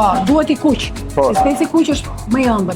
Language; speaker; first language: Albanian; native; Albanian